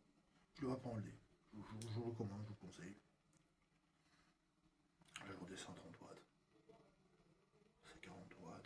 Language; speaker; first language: French; native; French